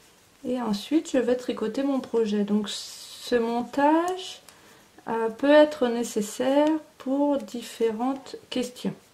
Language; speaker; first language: French; native; French